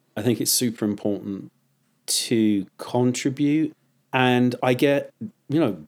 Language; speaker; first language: English; native; English